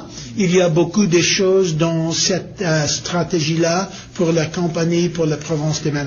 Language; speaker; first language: French; non-native, learner; English